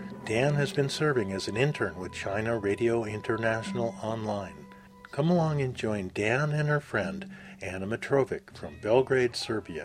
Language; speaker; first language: English; native; English